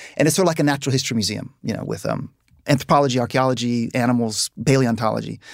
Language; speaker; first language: English; native; English